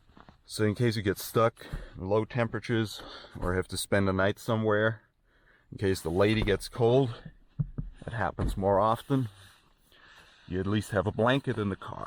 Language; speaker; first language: English; non-native, fluent; German